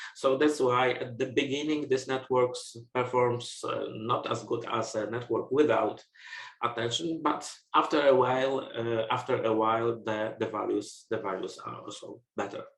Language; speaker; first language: English; non-native, fluent; Polish